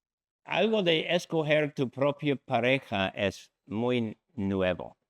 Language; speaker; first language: Spanish; non-native, fluent; English